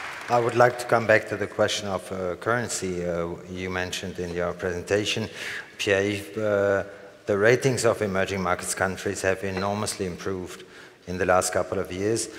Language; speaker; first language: English; non-native, fluent; German